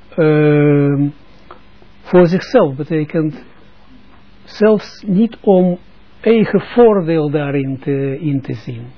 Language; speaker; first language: Dutch; non-native, fluent; Russian